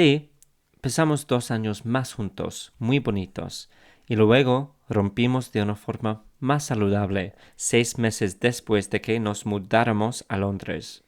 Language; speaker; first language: Spanish; non-native, fluent; English